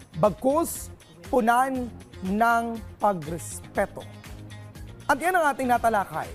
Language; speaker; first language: Filipino; native; Filipino